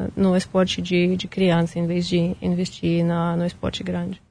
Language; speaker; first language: Portuguese; non-native, fluent; Russian